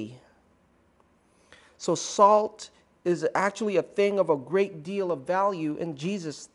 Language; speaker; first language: English; non-native, local second language; Filipino